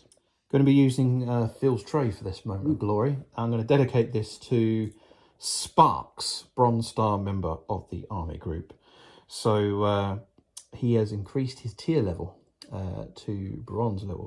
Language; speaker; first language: English; native; English